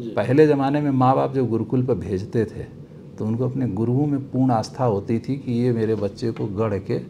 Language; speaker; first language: Hindi; native; Hindi